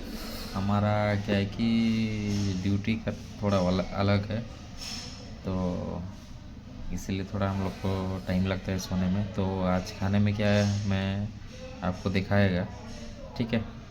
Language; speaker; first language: Hindi; non-native, local second language; Odia